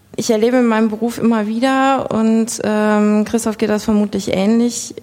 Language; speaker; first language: German; native; German